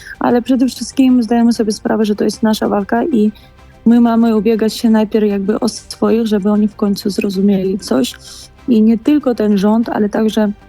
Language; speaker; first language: Polish; non-native, fluent; Georgian